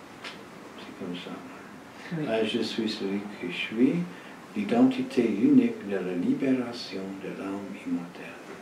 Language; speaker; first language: French; non-native, learner; English